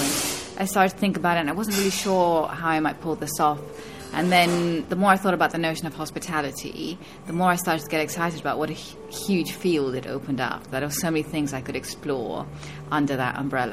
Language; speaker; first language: English; native; English